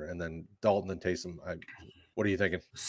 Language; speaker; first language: English; native; English